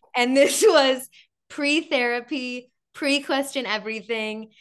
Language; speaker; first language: English; native; English